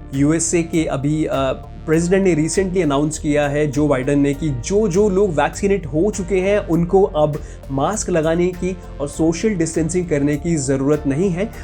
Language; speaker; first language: Hindi; native; Hindi